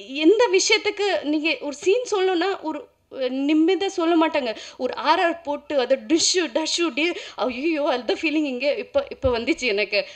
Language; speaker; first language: Tamil; non-native, learner; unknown